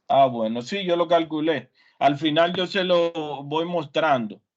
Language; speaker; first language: Spanish; native; Spanish